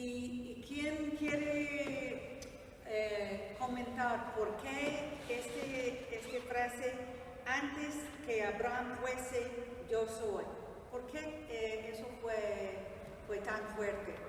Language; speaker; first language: Spanish; non-native, fluent; English